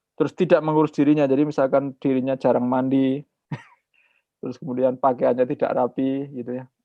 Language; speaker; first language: Indonesian; native; Indonesian